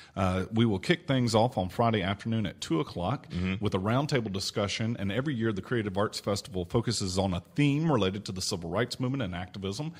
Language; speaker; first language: English; native; English